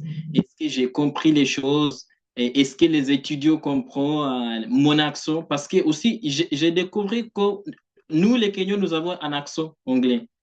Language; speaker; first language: French; non-native, fluent; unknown